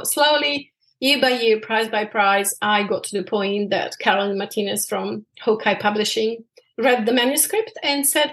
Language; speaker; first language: English; non-native, fluent; Bosnian